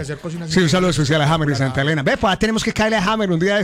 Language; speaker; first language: Spanish; native; Spanish